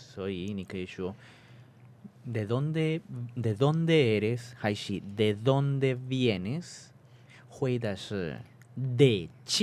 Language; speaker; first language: Spanish; non-native, fluent; Chinese